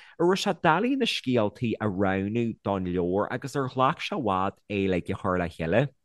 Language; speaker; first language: Irish; native; Irish